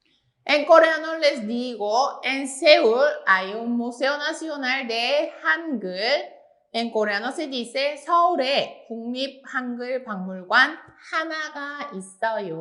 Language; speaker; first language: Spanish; non-native, fluent; Korean